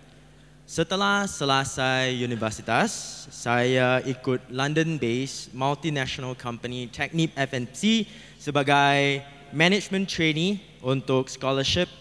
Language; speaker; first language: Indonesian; non-native, learner; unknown